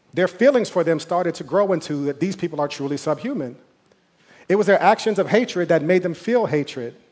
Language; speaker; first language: English; native; English